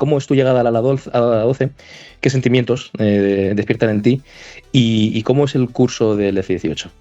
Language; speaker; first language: Spanish; native; Spanish